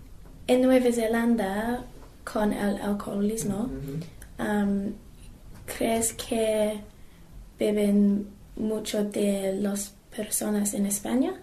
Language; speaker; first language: Spanish; non-native, learner; English